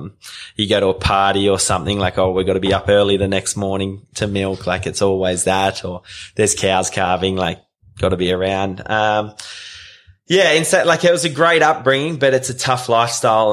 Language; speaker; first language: English; native; English